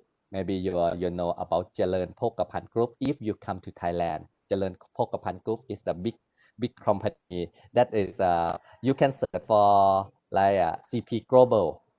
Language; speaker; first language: English; non-native, learner; Thai